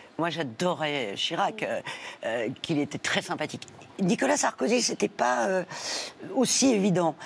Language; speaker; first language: French; early bilingual, other home language; Spanish